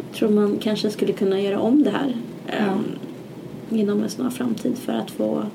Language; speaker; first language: Swedish; native; Swedish